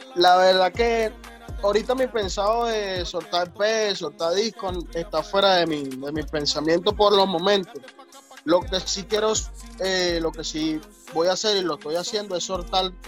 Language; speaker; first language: Spanish; native; Spanish